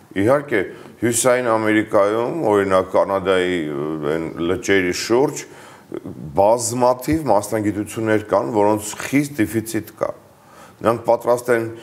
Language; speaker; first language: Armenian; native; Armenian